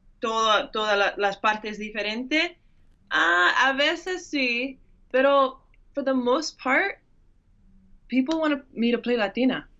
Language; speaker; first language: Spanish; early bilingual, heritage; English